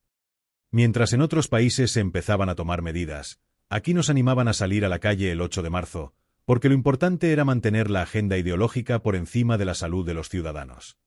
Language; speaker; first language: Spanish; native; Spanish